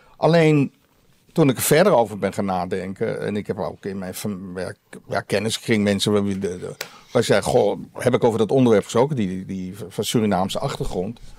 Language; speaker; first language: Dutch; native; Dutch